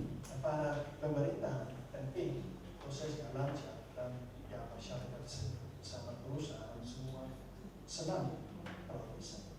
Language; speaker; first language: Indonesian; non-native, fluent; Dutch